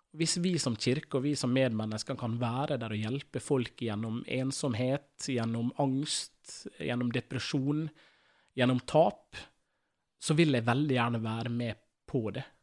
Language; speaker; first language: Norwegian; native; Norwegian